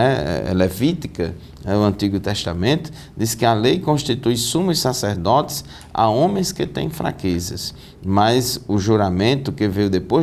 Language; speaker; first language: Portuguese; native; Portuguese